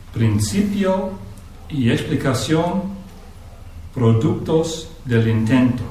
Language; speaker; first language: Spanish; non-native, fluent; English